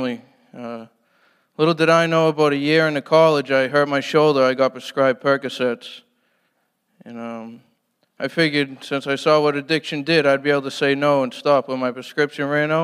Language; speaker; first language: English; native; English